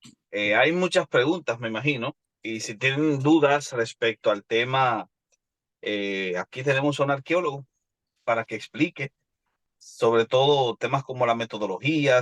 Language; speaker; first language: Spanish; native; Spanish